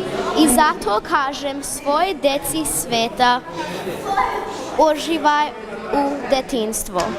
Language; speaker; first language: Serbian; early bilingual, heritage; Serbian